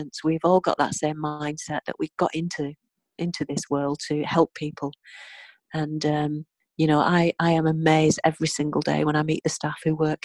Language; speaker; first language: English; native; English